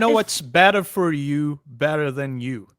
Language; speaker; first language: English; native; English